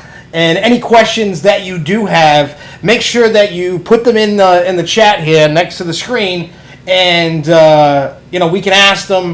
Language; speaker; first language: English; native; English